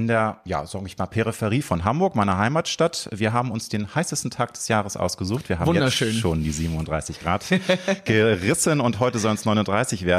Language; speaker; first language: German; native; German